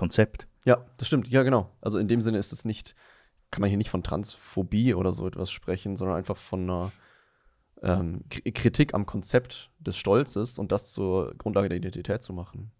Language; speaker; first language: German; native; German